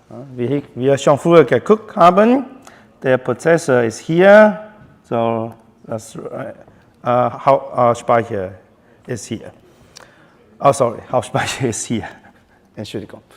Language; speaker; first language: German; non-native, learner; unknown